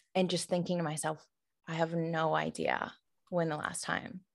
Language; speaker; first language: English; native; English